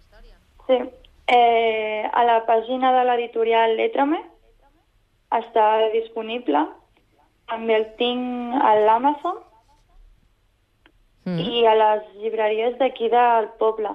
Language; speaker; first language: Catalan; non-native, local second language; Spanish